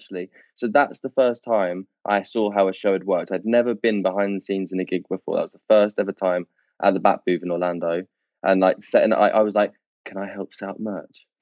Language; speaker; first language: English; native; English